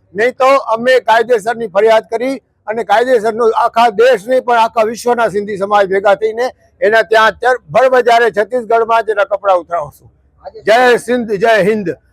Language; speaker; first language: Gujarati; non-native, local second language; Sindhi